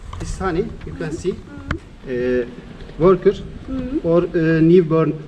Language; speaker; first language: English; non-native, learner; Turkish